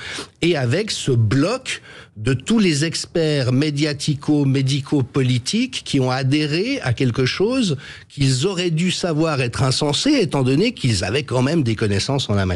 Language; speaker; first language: French; native; French